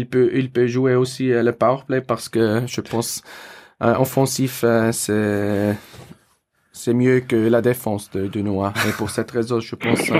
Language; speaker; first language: French; non-native, local second language; German